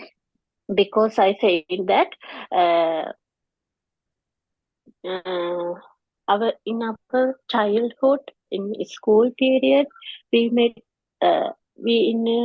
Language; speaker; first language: English; non-native, learner; Sinhala